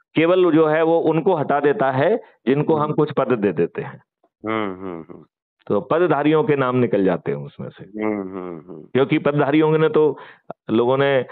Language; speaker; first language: Hindi; native; Hindi